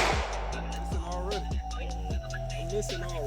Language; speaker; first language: English; native; English